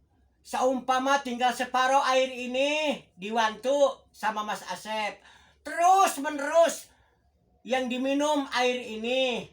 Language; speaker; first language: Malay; non-native, local second language; Javanese